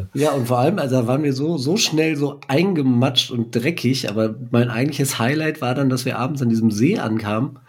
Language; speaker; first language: German; native; German